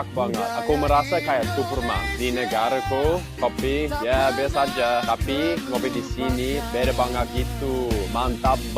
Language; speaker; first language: Indonesian; non-native, fluent; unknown